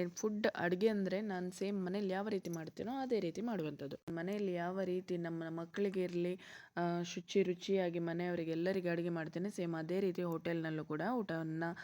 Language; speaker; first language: Kannada; native; Kannada